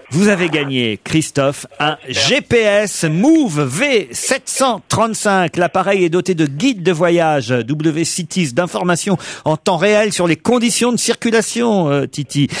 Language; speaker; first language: French; native; French